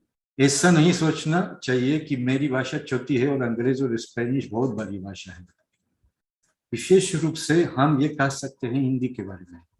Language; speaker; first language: Hindi; non-native, fluent; Spanish